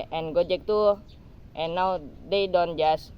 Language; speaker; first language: English; non-native, learner; Indonesian